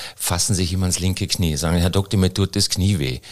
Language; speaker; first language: German; native; German